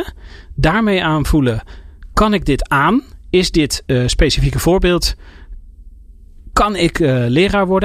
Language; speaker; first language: Dutch; native; Dutch